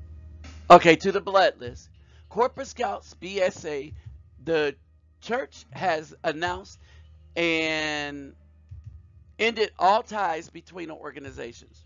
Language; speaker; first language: English; native; English